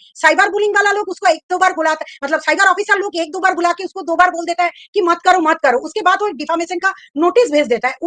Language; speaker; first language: Hindi; non-native, local second language; Bangla